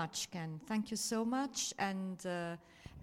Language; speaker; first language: English; non-native, fluent; Italian